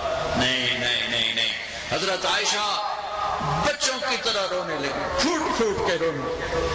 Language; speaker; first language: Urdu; non-native, local second language; Punjabi